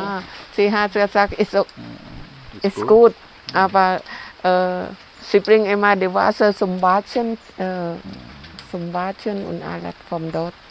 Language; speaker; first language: German; non-native, learner; Thai